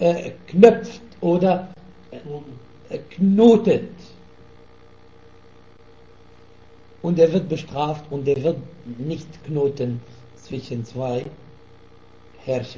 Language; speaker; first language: German; non-native, fluent; Arabic